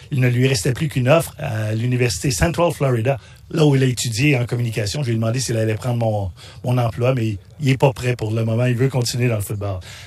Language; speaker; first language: French; native; French